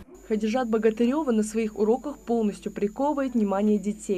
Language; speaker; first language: Russian; native; Russian